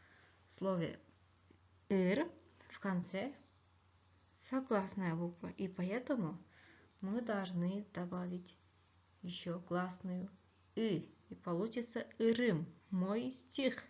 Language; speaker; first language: Russian; non-native, local second language; Kyrgyz